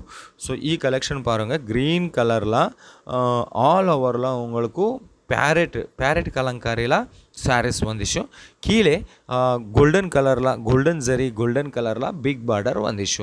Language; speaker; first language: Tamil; non-native, local second language; Kannada